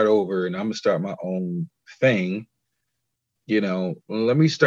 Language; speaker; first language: English; native; English